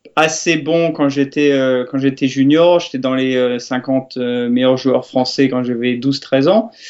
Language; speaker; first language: French; native; French